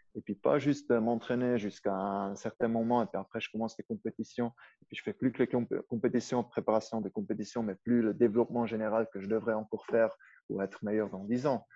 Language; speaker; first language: French; non-native, local second language; Swiss German